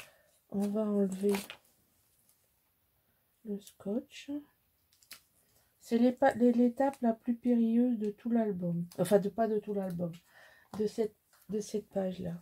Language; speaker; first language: French; native; French